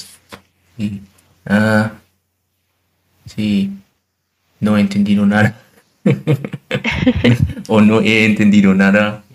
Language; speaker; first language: Spanish; non-native, learner; German